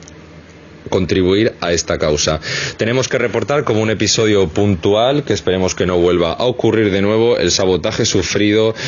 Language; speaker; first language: Spanish; native; Spanish